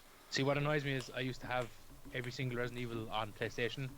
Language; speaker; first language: English; native; English